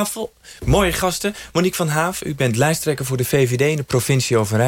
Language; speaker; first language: Dutch; native; Dutch